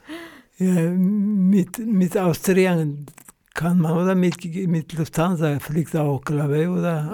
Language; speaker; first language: German; non-native, fluent; Central Kurdish